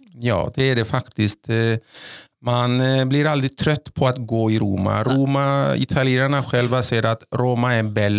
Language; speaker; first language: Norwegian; non-native, fluent; Greek